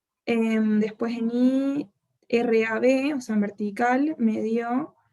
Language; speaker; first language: Spanish; native; Spanish